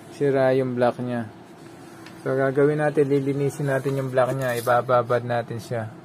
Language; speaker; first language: Filipino; non-native, local second language; Pampanga